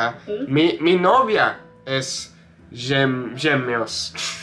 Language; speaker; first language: Spanish; non-native, fluent; English